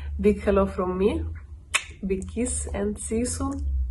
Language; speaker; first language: English; non-native, learner; Russian